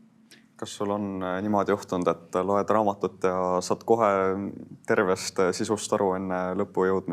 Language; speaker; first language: Estonian; native; Estonian